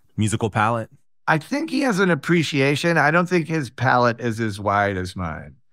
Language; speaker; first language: English; native; English